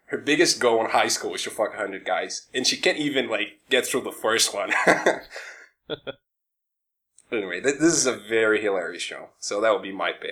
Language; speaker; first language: English; non-native, fluent; Portuguese